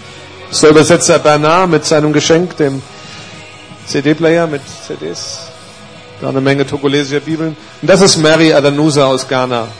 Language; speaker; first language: German; native; German